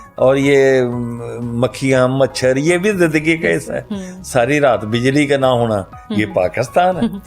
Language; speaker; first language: Urdu; non-native, local second language; Punjabi